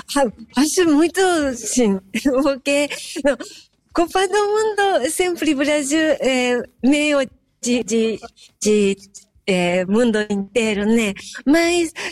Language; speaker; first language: Portuguese; non-native, learner; Japanese